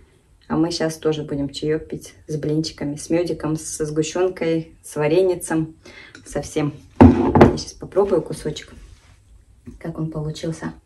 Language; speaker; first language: Russian; native; Russian